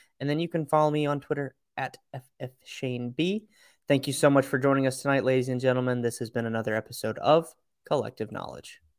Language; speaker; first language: English; native; English